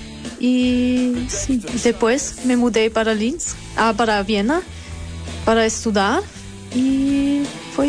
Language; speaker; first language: Portuguese; non-native, learner; German